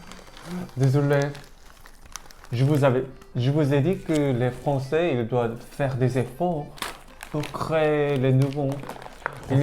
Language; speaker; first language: French; non-native, learner; Korean